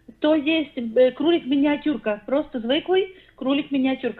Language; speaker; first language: Polish; non-native, learner; Ukrainian